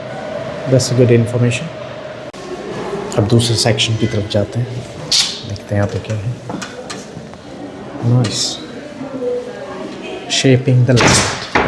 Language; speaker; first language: Hindi; native; Hindi